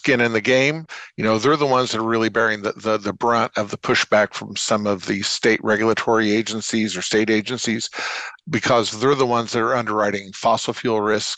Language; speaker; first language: English; native; English